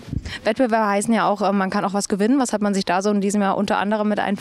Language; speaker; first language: German; native; German